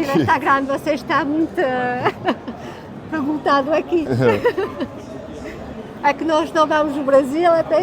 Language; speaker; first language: Portuguese; non-native, learner; French